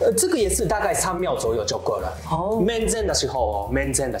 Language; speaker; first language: Chinese; non-native, learner; Japanese